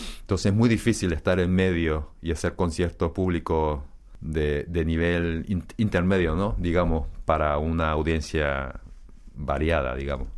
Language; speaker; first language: Spanish; early bilingual, other home language; Korean